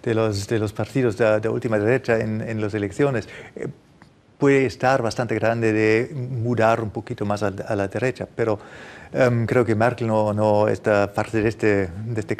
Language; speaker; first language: Spanish; non-native, fluent; German